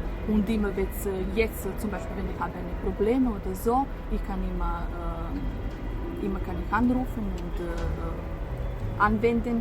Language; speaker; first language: German; non-native, learner; Serbian